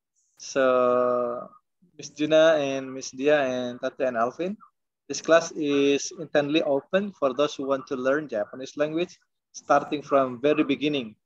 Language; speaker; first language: English; non-native, learner; Indonesian